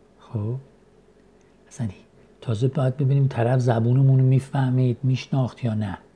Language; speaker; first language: Persian; native; Persian